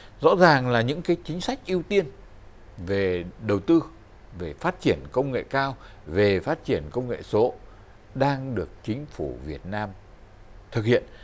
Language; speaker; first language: Vietnamese; native; Vietnamese